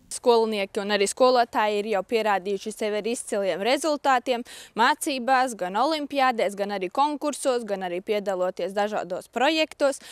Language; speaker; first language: Latvian; native; Latvian